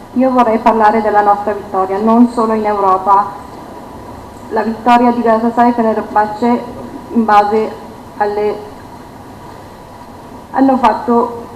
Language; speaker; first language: Italian; non-native, fluent; Turkish